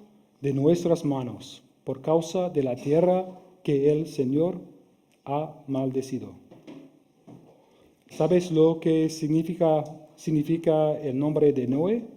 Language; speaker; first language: Spanish; non-native, fluent; English